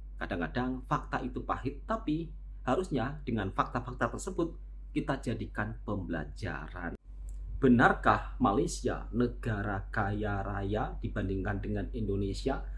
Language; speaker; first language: Indonesian; native; Indonesian